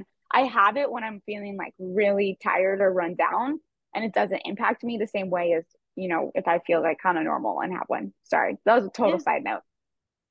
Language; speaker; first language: English; native; English